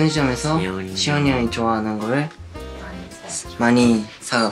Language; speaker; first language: Korean; non-native, fluent; Japanese